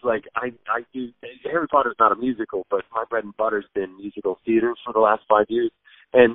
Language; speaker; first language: English; native; English